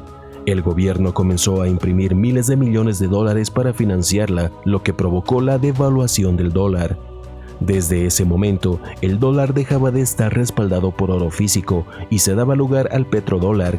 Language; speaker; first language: Spanish; native; Spanish